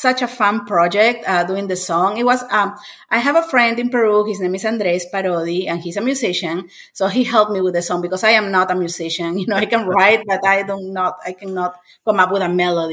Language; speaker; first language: English; non-native, fluent; Spanish